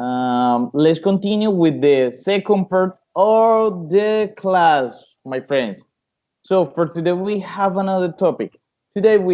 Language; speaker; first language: English; non-native, fluent; Spanish